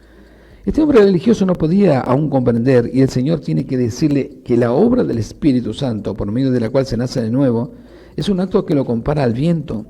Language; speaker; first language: Spanish; native; Spanish